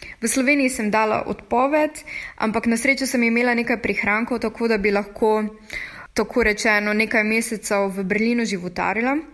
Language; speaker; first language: Slovenian; native; Slovenian